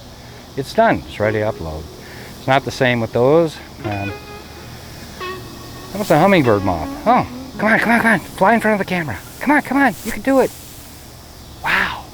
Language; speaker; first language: English; native; English